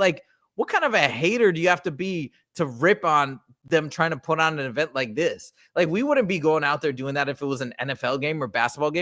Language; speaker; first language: English; native; English